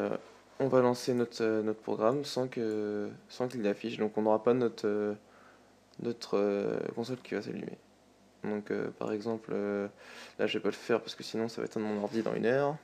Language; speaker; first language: French; native; French